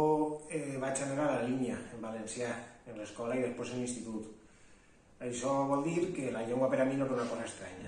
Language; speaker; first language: Catalan; non-native, local second language; Spanish